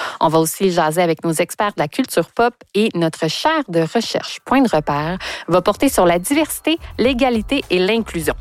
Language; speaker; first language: French; native; French